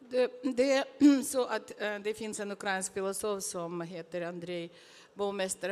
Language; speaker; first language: Swedish; non-native, fluent; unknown